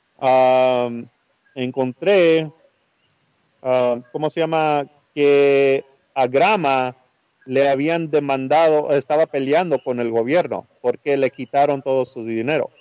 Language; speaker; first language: Spanish; early bilingual, heritage; Spanish